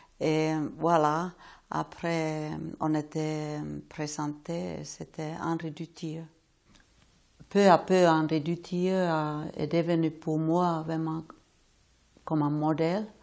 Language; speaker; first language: French; non-native, fluent; Finnish